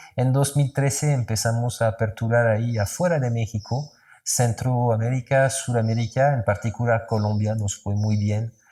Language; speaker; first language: Spanish; non-native, fluent; French